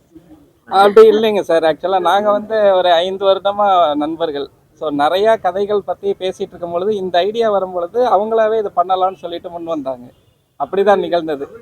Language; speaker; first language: Tamil; native; Tamil